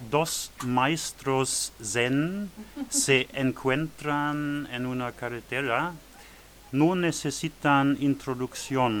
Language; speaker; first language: Spanish; non-native, learner; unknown